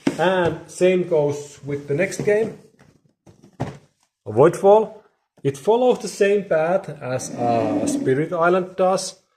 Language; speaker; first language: English; non-native, fluent; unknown